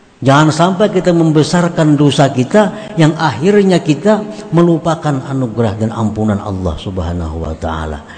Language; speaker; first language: Indonesian; non-native, local second language; Banjar